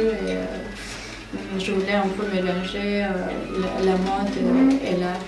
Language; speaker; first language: French; non-native, fluent; Armenian